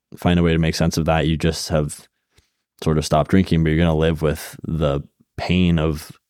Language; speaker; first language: English; native; English